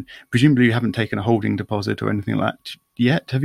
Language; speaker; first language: English; native; English